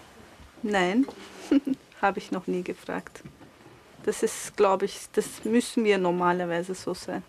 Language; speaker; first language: German; non-native, local second language; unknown